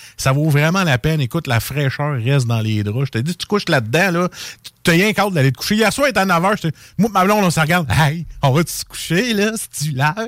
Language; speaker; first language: French; native; French